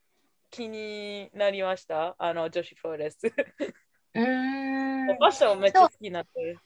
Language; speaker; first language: Japanese; non-native, fluent; English